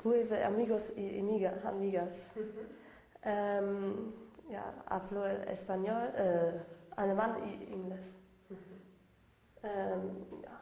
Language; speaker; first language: Spanish; non-native, learner; German